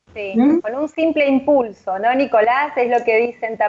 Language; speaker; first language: Spanish; native; Spanish